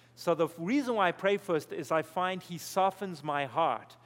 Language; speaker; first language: English; native; English